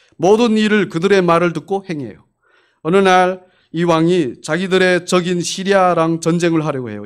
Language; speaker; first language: Korean; native; Korean